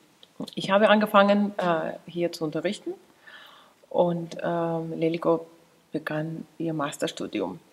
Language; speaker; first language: German; non-native, fluent; Georgian